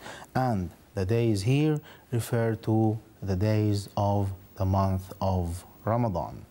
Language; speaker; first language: English; non-native, fluent; Arabic